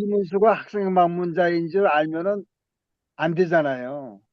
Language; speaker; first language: Korean; native; Korean